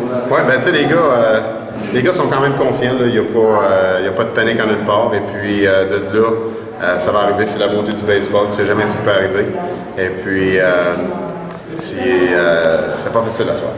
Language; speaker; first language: French; native; French